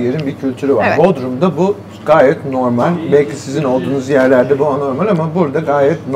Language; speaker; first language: Turkish; native; Turkish